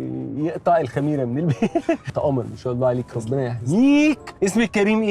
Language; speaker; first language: Arabic; native; Arabic